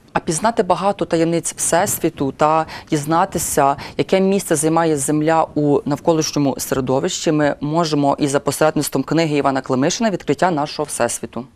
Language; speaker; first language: Ukrainian; native; Ukrainian